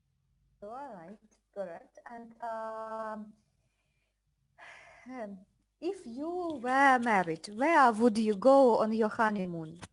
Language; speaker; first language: English; non-native, fluent; Russian